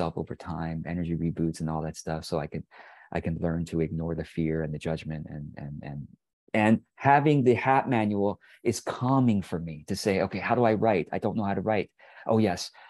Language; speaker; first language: English; early bilingual, other home language; Chinese